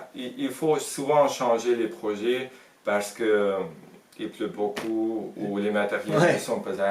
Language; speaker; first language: French; non-native, fluent; Hungarian